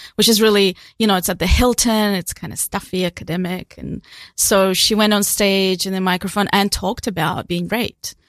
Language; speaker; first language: English; non-native, fluent; Russian